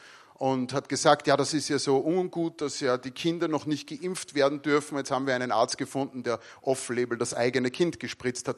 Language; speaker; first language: German; native; German